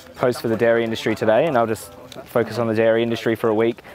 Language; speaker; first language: English; native; English